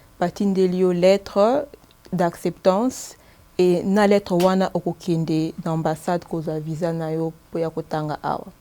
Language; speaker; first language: Lingala; native; Lingala